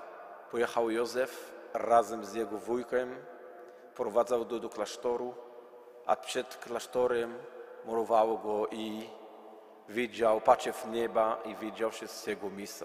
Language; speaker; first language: Polish; non-native, learner; Arabic